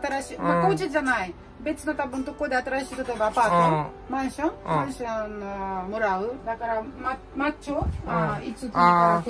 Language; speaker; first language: Japanese; non-native, learner; Russian